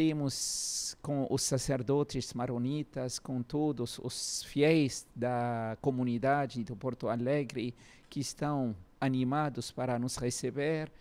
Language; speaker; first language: Portuguese; non-native, learner; Arabic